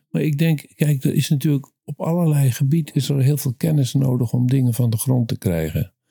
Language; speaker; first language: Dutch; native; Dutch